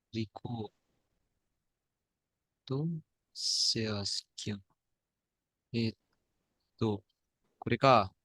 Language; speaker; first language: Japanese; non-native, fluent; Indonesian